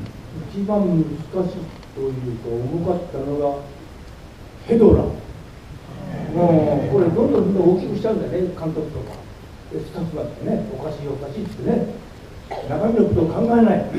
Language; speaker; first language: Japanese; native; Japanese